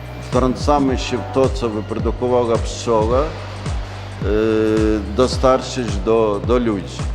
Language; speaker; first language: Polish; non-native, learner; Ukrainian